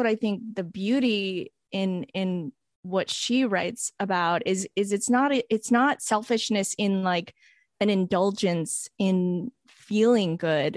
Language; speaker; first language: English; native; English